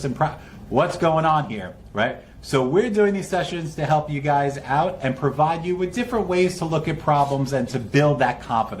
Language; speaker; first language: English; native; English